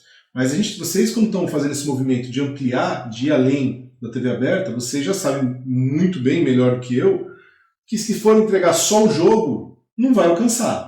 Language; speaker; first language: Portuguese; native; Portuguese